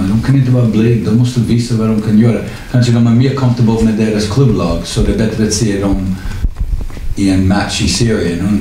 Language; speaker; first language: Swedish; non-native, learner; English